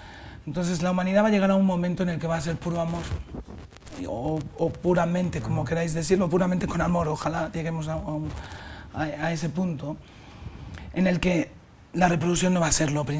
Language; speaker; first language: Spanish; native; Spanish